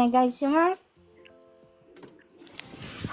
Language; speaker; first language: Japanese; non-native, fluent; Filipino